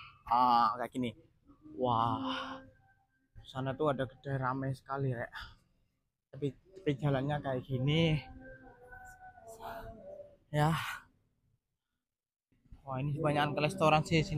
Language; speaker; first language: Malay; non-native, local second language; Javanese